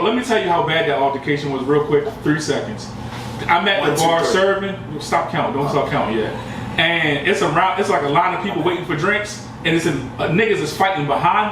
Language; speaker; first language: English; native; English